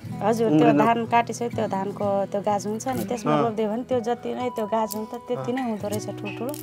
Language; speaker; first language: Nepali; non-native, local second language; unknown